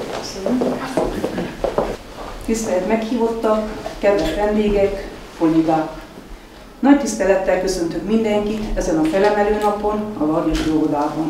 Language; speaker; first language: Hungarian; native; Hungarian